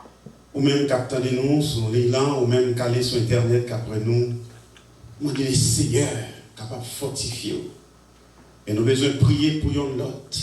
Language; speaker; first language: French; non-native, local second language; Haitian Creole